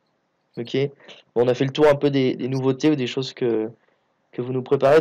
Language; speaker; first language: French; native; French